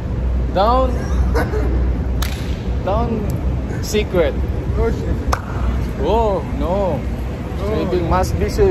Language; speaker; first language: English; non-native, local second language; Filipino